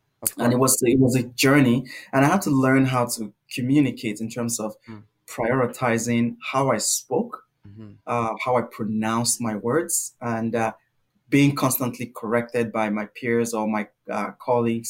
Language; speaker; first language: English; non-native, local second language; Igbo